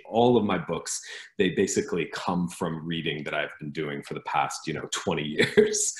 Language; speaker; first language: English; native; English